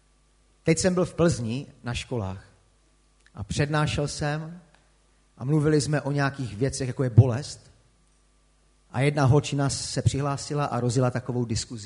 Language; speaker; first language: Czech; native; Czech